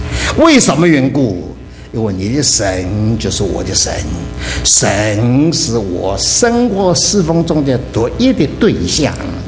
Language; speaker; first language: Chinese; native; Chinese